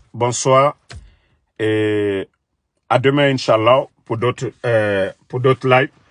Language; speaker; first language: French; non-native, local second language; Mandingo